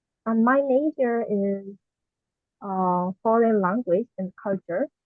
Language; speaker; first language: English; non-native, learner; Japanese